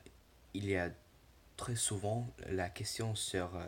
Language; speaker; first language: French; non-native, learner; English